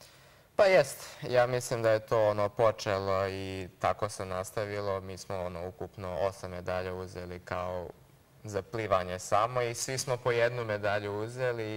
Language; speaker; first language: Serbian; early bilingual, heritage; Serbian